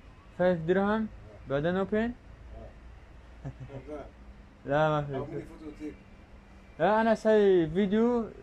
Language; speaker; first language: Arabic; non-native, learner; Tajik